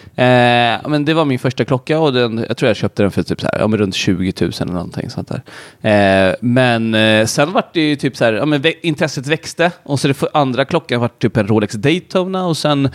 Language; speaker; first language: Swedish; early bilingual, other home language; Hindi